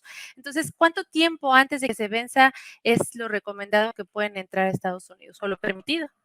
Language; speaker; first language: Spanish; native; Spanish